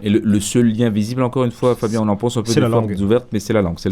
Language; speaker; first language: French; native; French